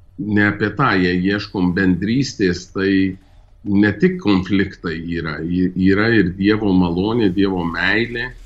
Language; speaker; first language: Lithuanian; early bilingual, heritage; Lithuanian